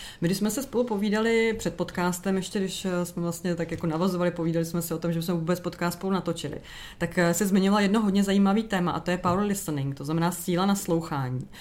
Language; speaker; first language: Czech; native; Czech